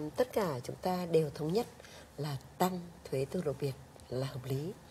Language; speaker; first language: Vietnamese; native; Vietnamese